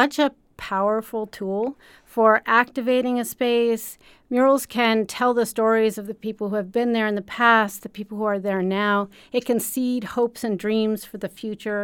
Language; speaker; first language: English; native; English